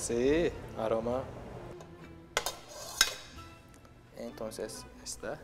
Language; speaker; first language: Spanish; non-native, learner; Turkish